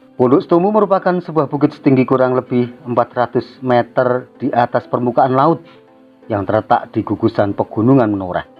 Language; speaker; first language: Indonesian; native; Indonesian